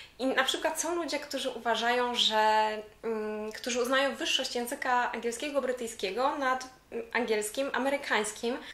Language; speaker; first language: Polish; native; Polish